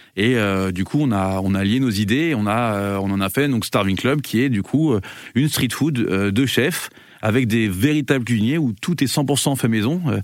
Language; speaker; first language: French; native; French